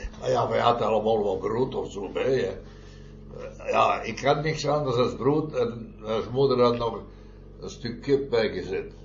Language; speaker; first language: Dutch; non-native, fluent; Italian